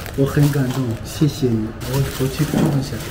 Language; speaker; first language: Chinese; non-native, learner; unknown